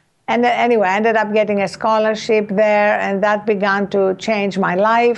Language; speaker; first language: English; non-native, fluent; Greek